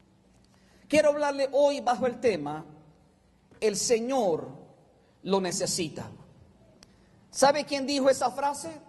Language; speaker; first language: Spanish; native; Spanish